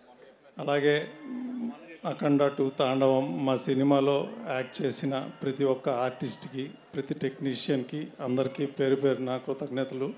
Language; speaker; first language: Telugu; native; Telugu